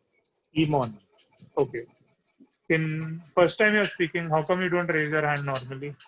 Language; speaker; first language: English; non-native, local second language; Hindi